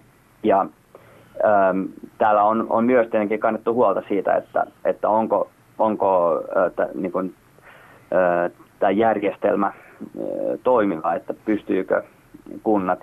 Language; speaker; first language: Finnish; native; Finnish